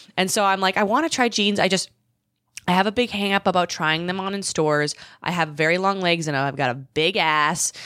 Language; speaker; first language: English; native; English